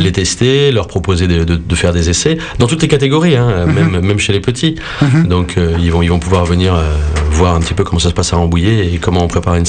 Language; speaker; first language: French; native; French